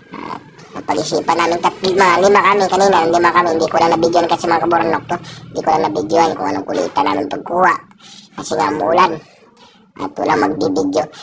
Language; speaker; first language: Filipino; non-native, local second language; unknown